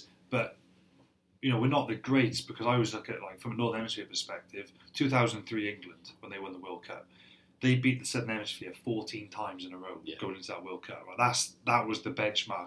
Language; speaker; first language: English; native; English